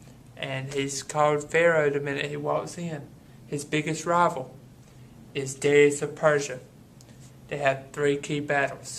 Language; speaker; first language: English; native; English